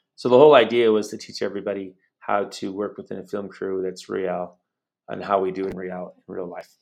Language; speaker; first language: English; native; English